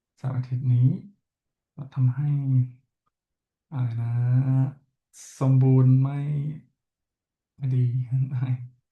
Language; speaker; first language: Thai; non-native, learner; English